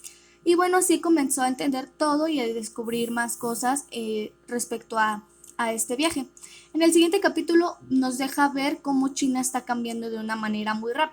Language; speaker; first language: Spanish; native; Spanish